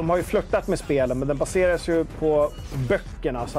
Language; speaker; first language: Swedish; native; Swedish